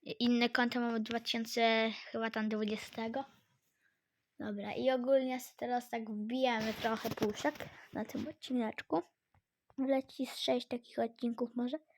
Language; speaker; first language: Polish; native; Polish